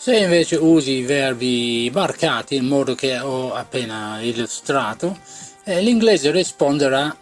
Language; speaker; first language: Italian; non-native, fluent; English